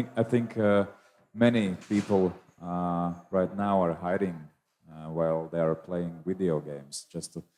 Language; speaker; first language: English; non-native, fluent; Latvian